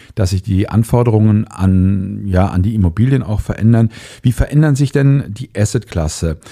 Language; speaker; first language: German; native; German